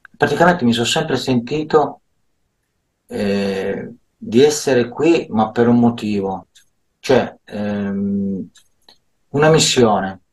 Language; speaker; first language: Italian; native; Italian